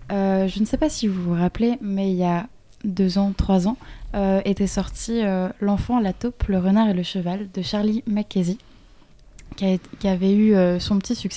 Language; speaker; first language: French; native; French